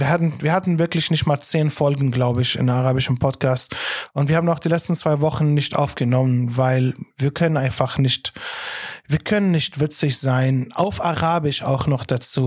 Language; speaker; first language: German; non-native, fluent; Arabic